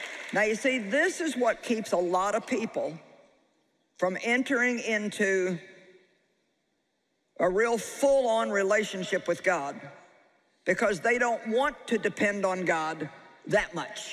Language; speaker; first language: English; native; English